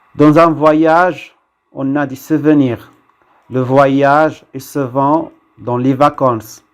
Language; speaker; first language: French; non-native, local second language; Arabic